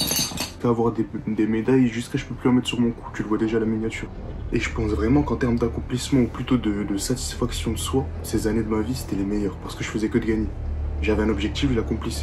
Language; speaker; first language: French; native; French